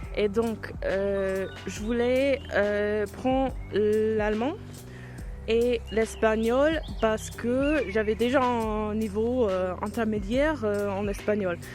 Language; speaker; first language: French; non-native, fluent; English